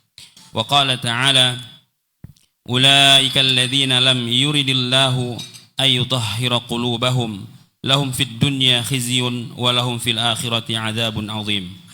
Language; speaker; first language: Arabic; non-native, fluent; Indonesian